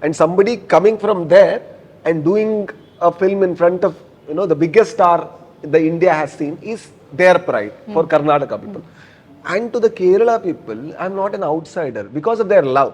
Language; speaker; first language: English; non-native, local second language; Kannada